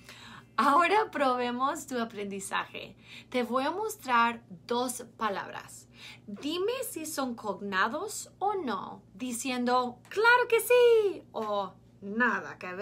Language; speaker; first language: Spanish; non-native, fluent; English